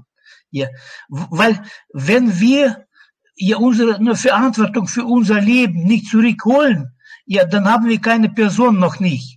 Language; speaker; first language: German; non-native, learner; Russian